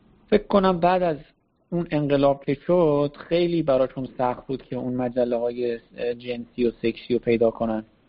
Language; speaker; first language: Persian; native; Persian